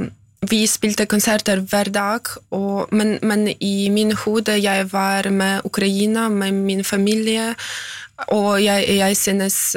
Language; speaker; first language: Norwegian; non-native, fluent; Ukrainian